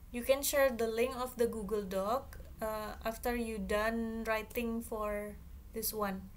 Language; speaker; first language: English; non-native, fluent; Javanese